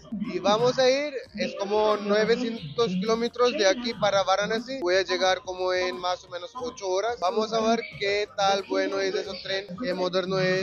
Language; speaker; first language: Spanish; non-native, learner; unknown